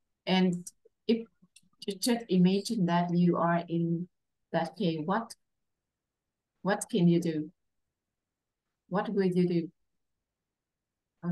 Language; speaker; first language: English; non-native, fluent; Vietnamese